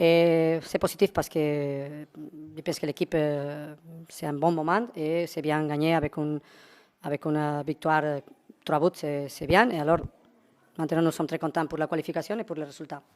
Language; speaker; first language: French; non-native, learner; Spanish